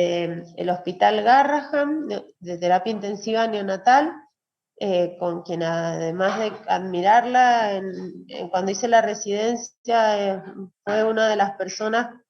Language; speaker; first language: Spanish; native; Spanish